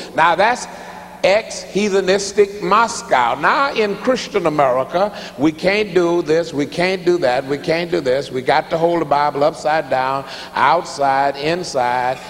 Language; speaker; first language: English; native; English